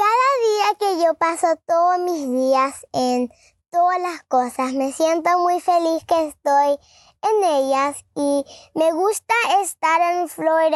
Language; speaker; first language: Spanish; early bilingual, heritage; Spanish